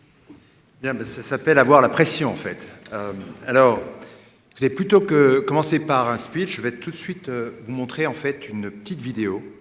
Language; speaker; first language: French; native; French